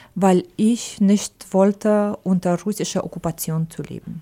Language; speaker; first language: German; non-native, fluent; Ukrainian